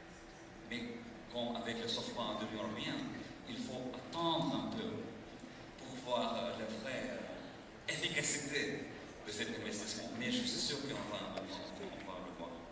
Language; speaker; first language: French; non-native, fluent; Lithuanian